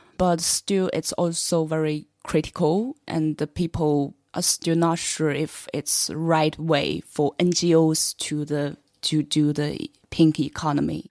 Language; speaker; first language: English; non-native, fluent; Chinese